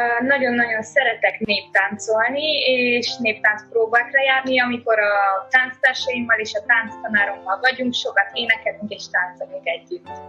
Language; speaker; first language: Hungarian; early bilingual, heritage; Hungarian